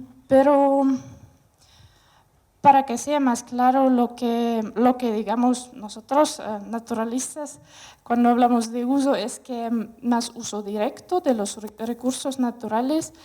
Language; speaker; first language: Spanish; non-native, fluent; Russian